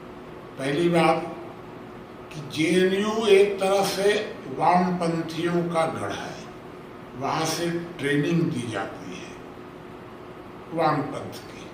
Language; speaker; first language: Hindi; native; Hindi